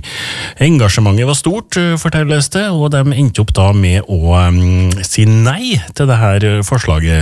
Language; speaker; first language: Norwegian; native; Norwegian